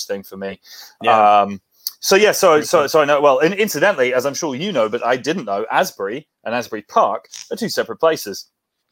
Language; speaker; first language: English; native; English